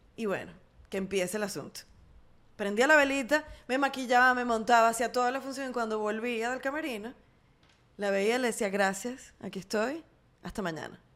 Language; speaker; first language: Spanish; native; Spanish